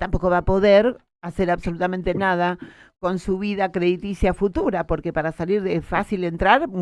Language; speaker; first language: Spanish; native; Spanish